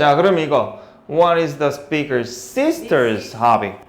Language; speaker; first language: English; non-native, fluent; Korean